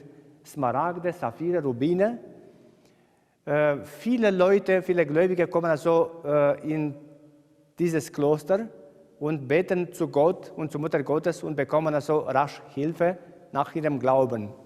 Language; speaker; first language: German; non-native, fluent; Romanian